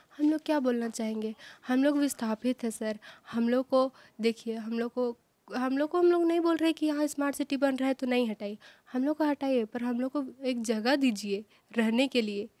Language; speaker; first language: Hindi; native; Hindi